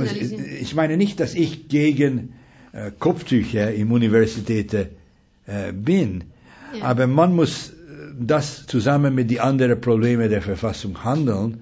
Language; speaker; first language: German; non-native, fluent; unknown